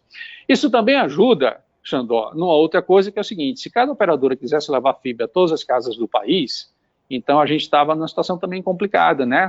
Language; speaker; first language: Portuguese; native; Portuguese